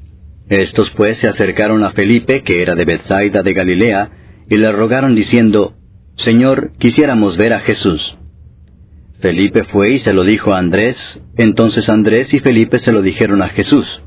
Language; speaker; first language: Spanish; native; Spanish